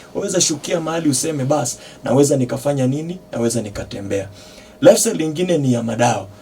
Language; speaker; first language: Swahili; non-native, local second language; Gusii